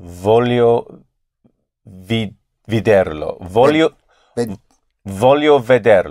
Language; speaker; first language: Italian; non-native, learner; English